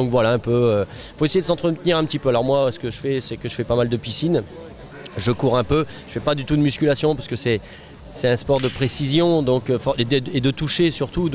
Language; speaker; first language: French; native; French